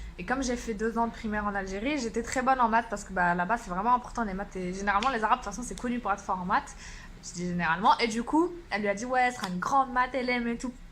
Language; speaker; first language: French; early bilingual, other home language; Arabic